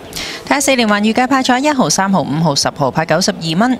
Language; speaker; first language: Cantonese; native; Cantonese